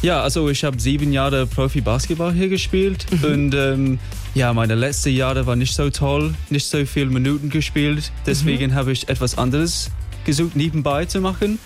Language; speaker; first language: German; non-native, fluent; English